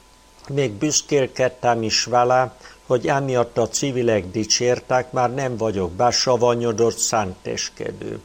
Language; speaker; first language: Hungarian; native; Hungarian